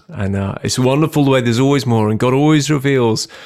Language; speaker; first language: English; native; English